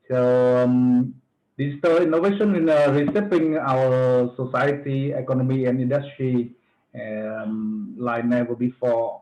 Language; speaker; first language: English; non-native, fluent; Vietnamese